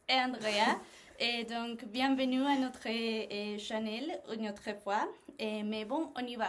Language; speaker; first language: French; non-native, learner; Spanish